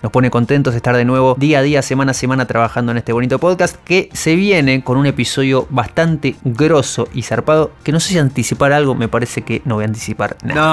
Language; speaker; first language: Spanish; native; Spanish